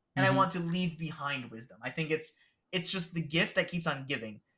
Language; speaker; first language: English; native; English